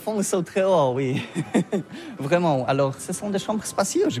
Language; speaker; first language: French; non-native, learner; Polish